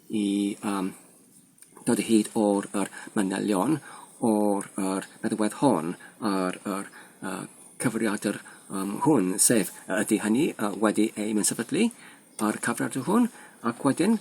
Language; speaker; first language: Welsh; non-native, fluent; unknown